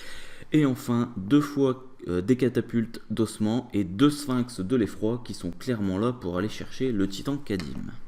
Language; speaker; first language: French; native; French